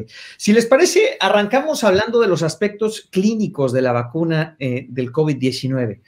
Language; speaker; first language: Spanish; native; Spanish